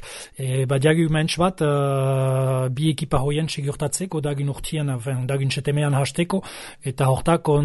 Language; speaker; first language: Basque; native; Basque